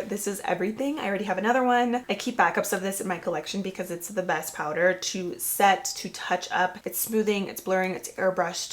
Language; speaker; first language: English; native; English